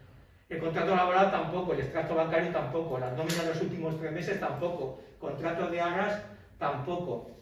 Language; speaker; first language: Spanish; native; Spanish